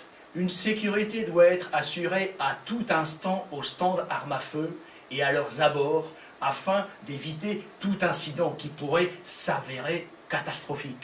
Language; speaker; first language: French; native; French